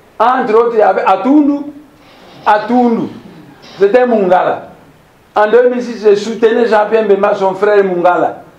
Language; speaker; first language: French; non-native, local second language; Kongo